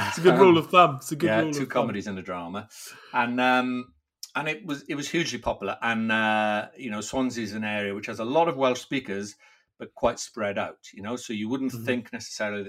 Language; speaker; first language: English; non-native, local second language; Welsh